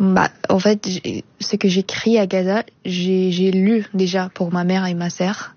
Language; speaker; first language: French; non-native, fluent; Arabic